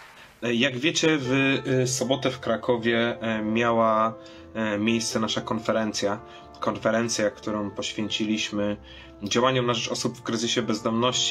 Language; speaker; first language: Polish; native; Polish